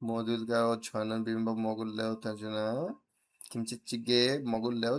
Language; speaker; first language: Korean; non-native, fluent; Bangla